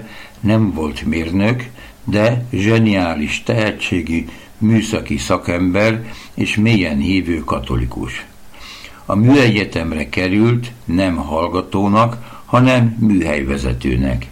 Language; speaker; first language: Hungarian; native; Hungarian